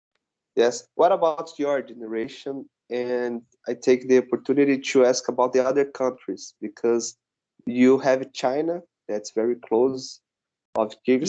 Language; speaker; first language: English; non-native, learner; Portuguese